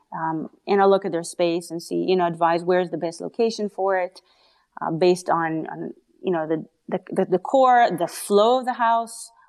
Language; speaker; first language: English; native; English